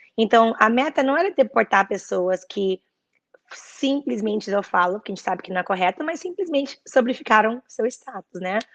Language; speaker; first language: Portuguese; early bilingual, heritage; Portuguese